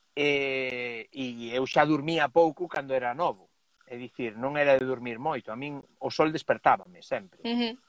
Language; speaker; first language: Galician; non-native, local second language; Spanish